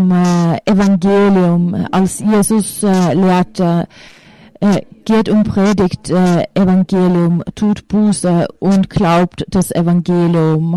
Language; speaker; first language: German; non-native, fluent; Finnish